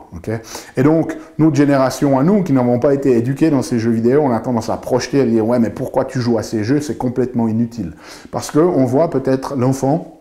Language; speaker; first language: French; native; French